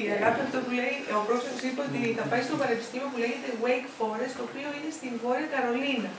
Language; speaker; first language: Greek; native; Greek